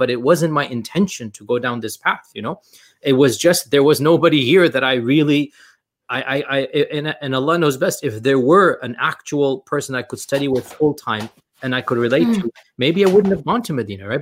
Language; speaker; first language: English; native; English